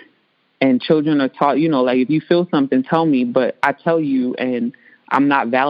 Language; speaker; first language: English; early bilingual, other home language; Spanish